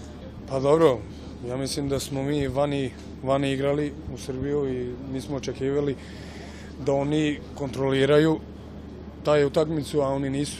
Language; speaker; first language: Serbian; early bilingual, heritage; German